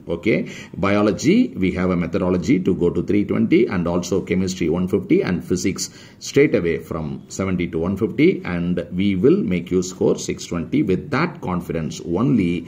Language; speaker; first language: English; non-native, local second language; Tamil